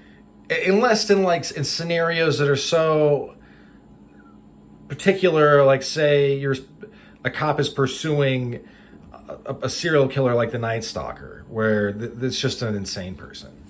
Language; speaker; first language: English; native; English